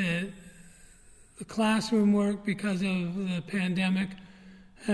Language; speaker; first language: English; native; English